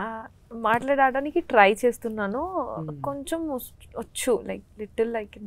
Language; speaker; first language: Telugu; non-native, learner; Bangla